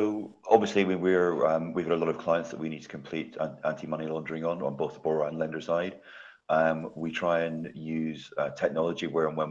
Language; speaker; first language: English; native; English